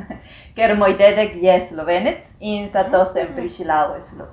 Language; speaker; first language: Slovenian; non-native, learner; Spanish